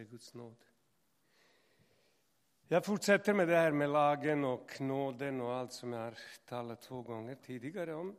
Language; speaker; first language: Swedish; non-native, fluent; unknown